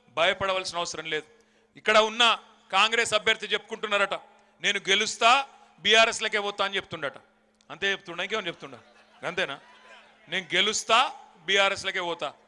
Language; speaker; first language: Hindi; non-native, local second language; Telugu